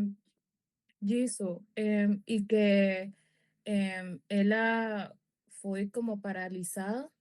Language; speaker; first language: Portuguese; non-native, learner; Spanish